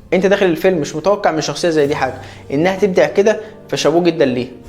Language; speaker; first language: Arabic; native; Arabic